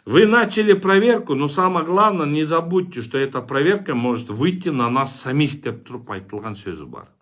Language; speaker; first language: Russian; non-native, local second language; Kyrgyz